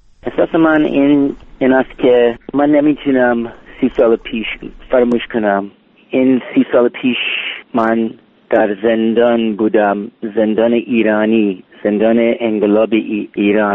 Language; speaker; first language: Persian; non-native, learner; English